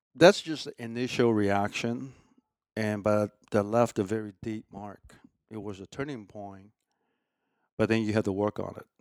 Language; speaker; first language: English; early bilingual, other home language; Chinese